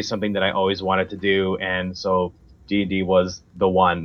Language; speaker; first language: English; native; English